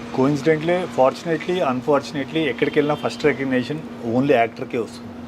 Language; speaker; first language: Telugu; native; Telugu